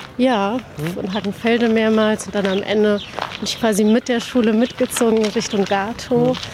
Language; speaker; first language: German; early bilingual, other home language; Persian